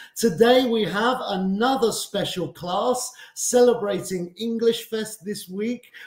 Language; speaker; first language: English; native; English